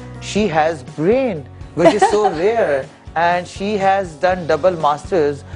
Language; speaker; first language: English; non-native, local second language; Urdu